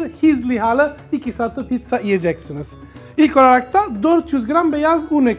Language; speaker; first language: Turkish; non-native, learner; Italian